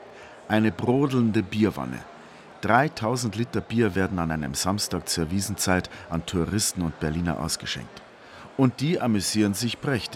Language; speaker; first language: German; native; German